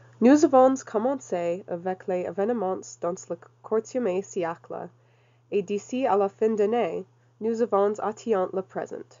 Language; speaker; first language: French; non-native, learner; English